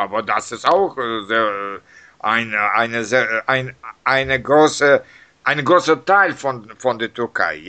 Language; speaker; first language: German; non-native, learner; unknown